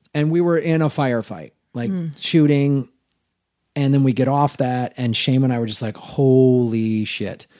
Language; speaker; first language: English; native; English